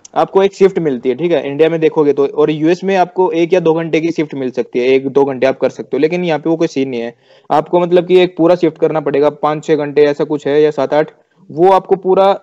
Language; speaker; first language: Hindi; native; Hindi